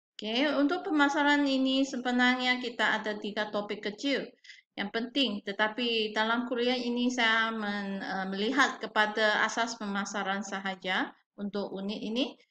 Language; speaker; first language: Malay; non-native, local second language; Chinese